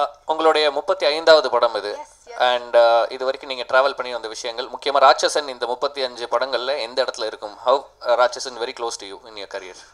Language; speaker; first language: Tamil; native; Tamil